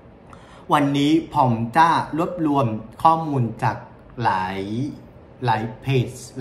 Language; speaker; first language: Thai; non-native, fluent; Vietnamese